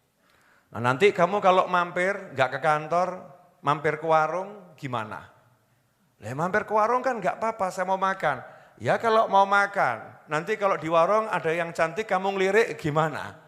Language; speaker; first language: Indonesian; native; Indonesian